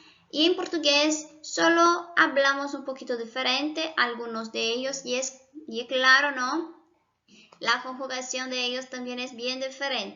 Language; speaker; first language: Spanish; non-native, fluent; Portuguese